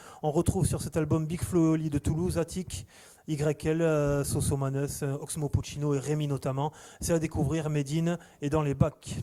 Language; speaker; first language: French; native; French